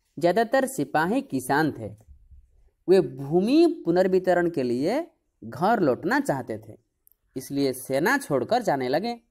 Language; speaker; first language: Hindi; non-native, local second language; Odia